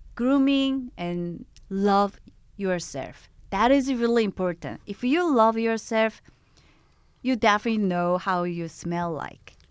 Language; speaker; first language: English; non-native, fluent; Korean